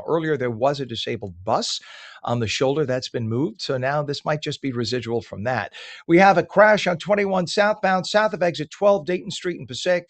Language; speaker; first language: English; native; English